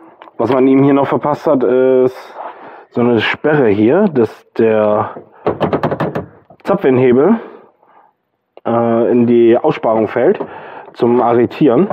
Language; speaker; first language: German; native; German